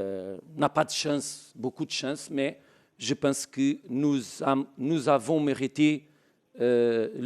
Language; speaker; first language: French; non-native, learner; Portuguese